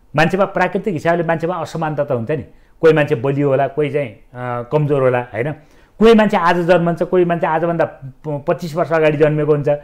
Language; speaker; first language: Nepali; native; Nepali